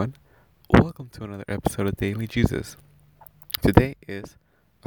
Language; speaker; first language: English; early bilingual, other home language; Spanish